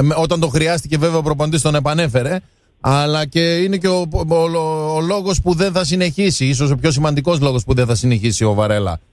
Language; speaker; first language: Greek; native; Greek